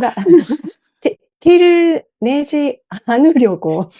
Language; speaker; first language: Korean; non-native, learner; Japanese